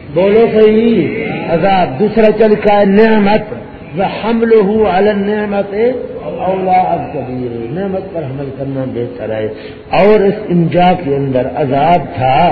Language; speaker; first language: Urdu; non-native, local second language; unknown